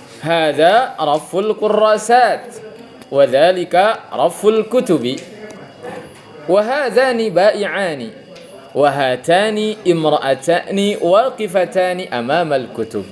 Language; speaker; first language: Arabic; non-native, fluent; Indonesian